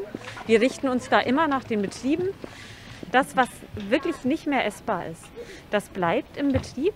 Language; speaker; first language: German; native; German